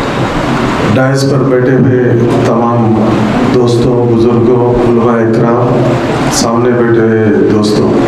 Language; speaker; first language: Hindi; non-native, local second language; Urdu